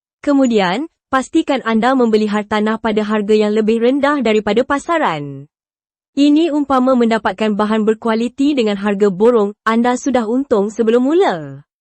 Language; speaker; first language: Malay; native; Malay